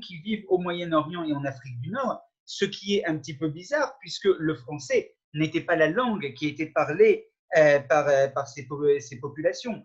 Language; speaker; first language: French; native; French